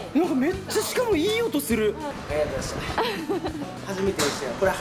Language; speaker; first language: Japanese; native; Japanese